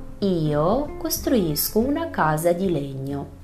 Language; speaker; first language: Italian; non-native, fluent; Russian